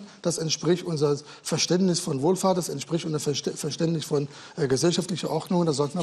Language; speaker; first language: German; native; German